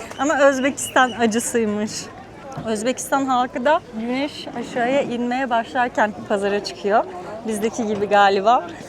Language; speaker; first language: Turkish; native; Turkish